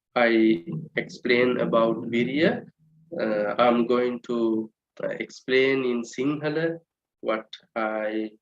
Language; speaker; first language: English; non-native, local second language; Sinhala